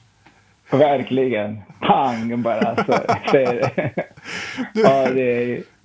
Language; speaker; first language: Swedish; non-native, fluent; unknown